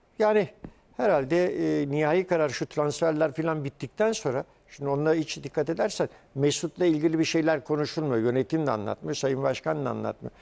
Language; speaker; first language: Turkish; early bilingual, heritage; Turkish